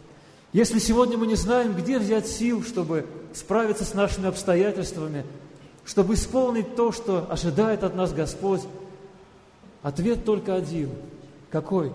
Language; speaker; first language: Russian; native; Russian